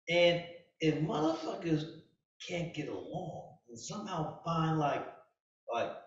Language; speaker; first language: English; native; English